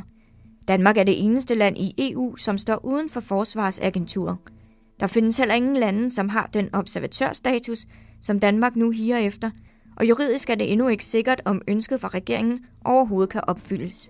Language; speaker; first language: Danish; native; Danish